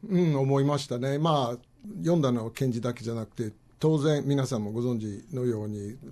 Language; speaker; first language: Japanese; non-native, fluent; English